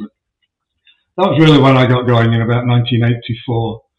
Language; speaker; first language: English; native; English